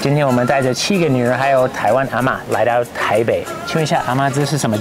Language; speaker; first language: Chinese; non-native, fluent; English